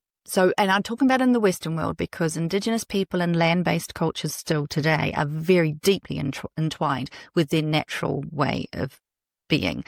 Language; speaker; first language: English; native; English